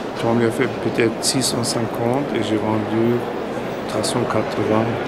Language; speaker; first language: French; non-native, fluent; German